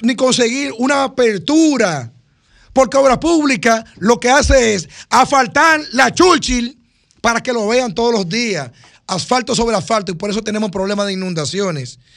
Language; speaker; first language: Spanish; native; Spanish